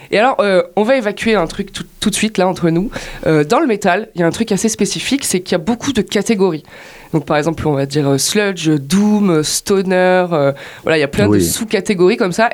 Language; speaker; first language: French; native; French